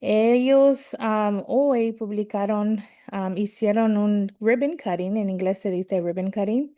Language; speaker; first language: Spanish; early bilingual, heritage; Spanish